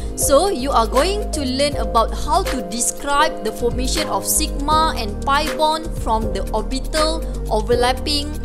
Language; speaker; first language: English; non-native, local second language; Malay